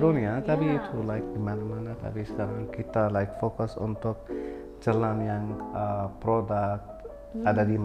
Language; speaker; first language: Indonesian; non-native, learner; Arabic